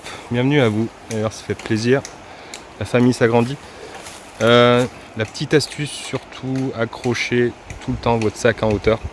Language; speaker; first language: French; native; French